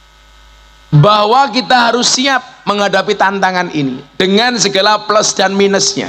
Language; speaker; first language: Indonesian; non-native, local second language; Javanese